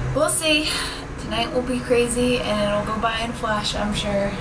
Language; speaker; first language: English; native; English